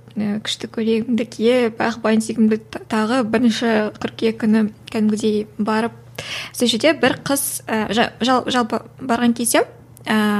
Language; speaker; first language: Kazakh; native; Kazakh